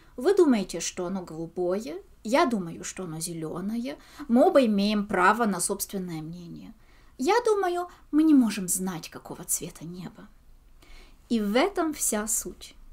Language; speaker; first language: Russian; early bilingual, heritage; Russian